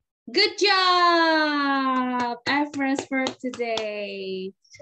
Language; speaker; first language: English; non-native, fluent; Indonesian